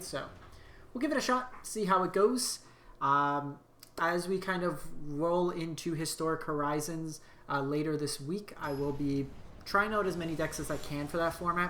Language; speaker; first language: English; native; English